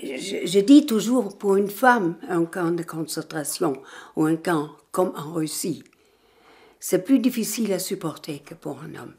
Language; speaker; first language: French; non-native, fluent; German